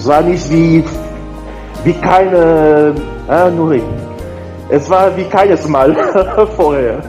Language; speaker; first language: German; non-native, learner; French